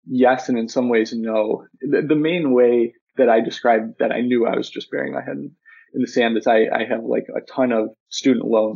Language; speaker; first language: English; native; English